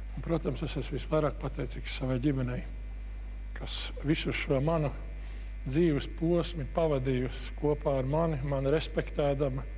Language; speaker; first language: Latvian; native; Latvian